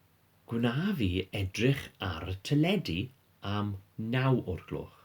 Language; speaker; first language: Welsh; non-native, fluent; English